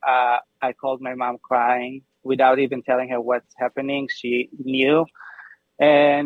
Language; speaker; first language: English; non-native, fluent; Hebrew